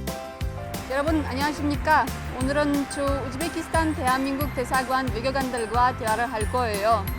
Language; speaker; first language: Korean; non-native, fluent; Uzbek